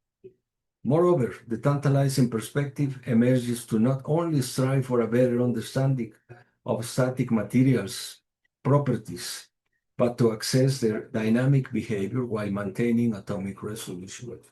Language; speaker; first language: English; non-native, fluent; Spanish